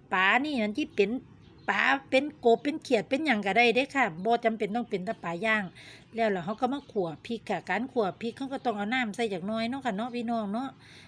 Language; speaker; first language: Thai; native; Thai